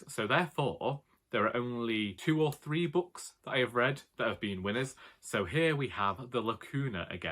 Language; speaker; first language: English; native; English